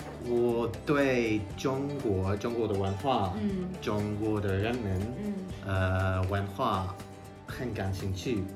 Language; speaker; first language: Chinese; non-native, learner; English